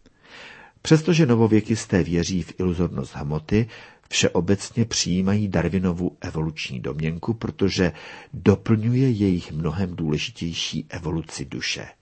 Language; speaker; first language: Czech; native; Czech